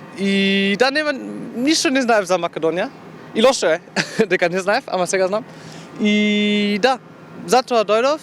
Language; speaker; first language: Macedonian; non-native, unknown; German